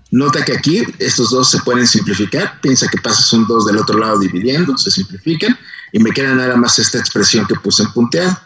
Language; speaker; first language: Spanish; native; Spanish